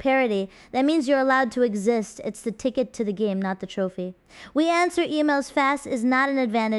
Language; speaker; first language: English; native; English